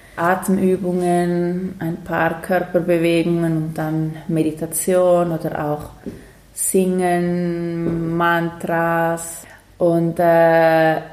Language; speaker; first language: German; native; German